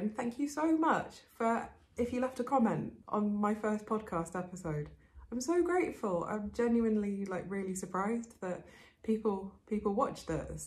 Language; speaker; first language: English; native; English